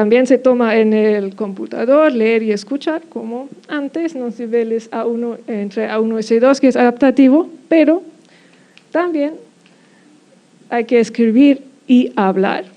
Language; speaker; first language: Spanish; non-native, fluent; German